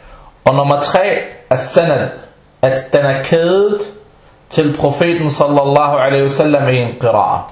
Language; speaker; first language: Danish; non-native, fluent; Arabic